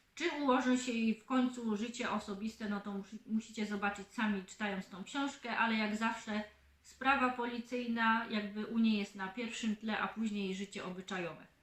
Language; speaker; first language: Polish; native; Polish